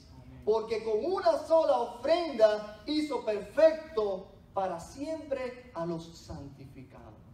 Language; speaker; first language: Spanish; native; Spanish